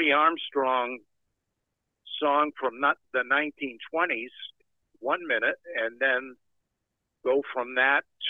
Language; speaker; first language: English; native; English